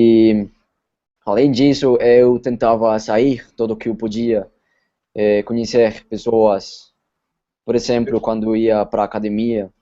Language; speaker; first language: Portuguese; non-native, fluent; Spanish